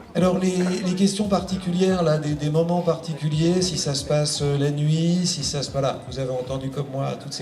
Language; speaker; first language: French; native; French